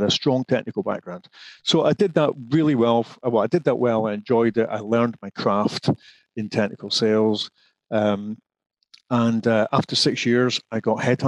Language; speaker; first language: English; native; English